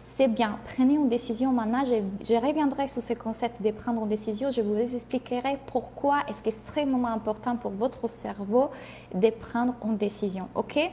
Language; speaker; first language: French; non-native, fluent; Italian